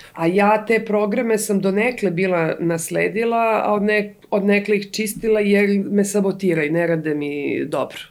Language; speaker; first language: Serbian; native; Serbian